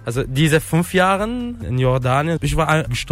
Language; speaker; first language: German; non-native, fluent; Arabic